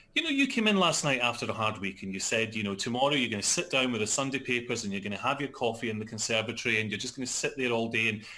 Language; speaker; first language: English; native; English